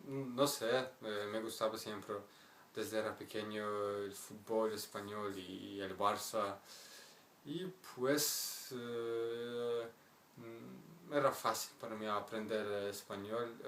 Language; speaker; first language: Spanish; non-native, learner; Kazakh